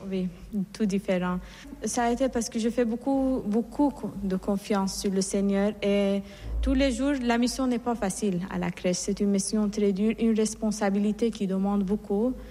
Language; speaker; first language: French; non-native, fluent; Persian